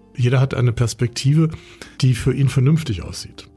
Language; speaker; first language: German; native; German